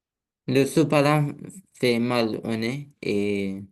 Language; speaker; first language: French; non-native, learner; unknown